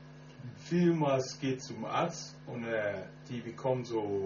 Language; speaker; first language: German; non-native, learner; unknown